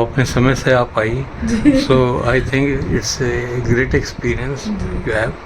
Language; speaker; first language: Hindi; native; Hindi